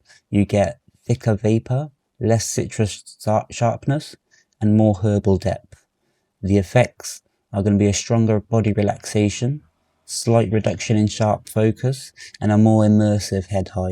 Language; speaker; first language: English; native; English